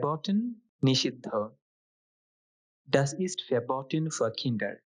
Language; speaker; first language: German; non-native, fluent; Bangla